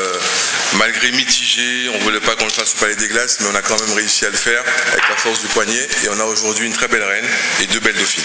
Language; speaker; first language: French; native; French